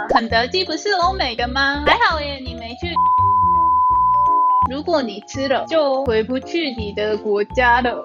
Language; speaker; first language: Chinese; non-native, fluent; Japanese